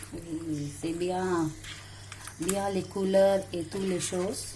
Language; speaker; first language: French; non-native, learner; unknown